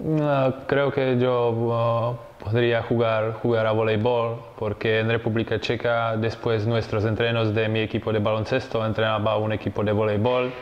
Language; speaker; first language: Spanish; non-native, fluent; Czech